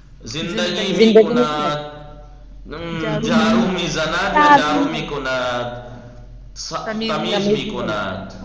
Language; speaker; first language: Persian; non-native, fluent; Urdu